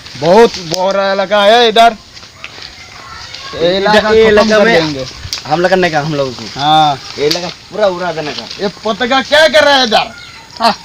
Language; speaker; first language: Hindi; non-native, local second language; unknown